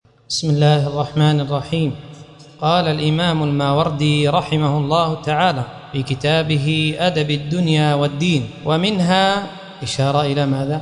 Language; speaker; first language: Arabic; native; Arabic